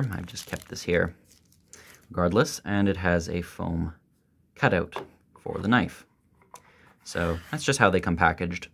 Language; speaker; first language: English; native; English